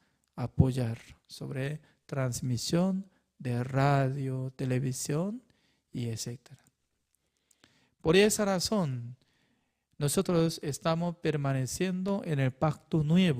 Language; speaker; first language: Spanish; non-native, fluent; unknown